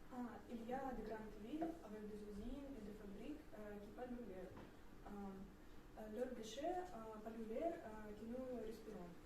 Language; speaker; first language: French; non-native, learner; Russian